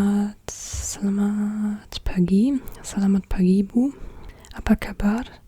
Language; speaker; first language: Indonesian; non-native, learner; English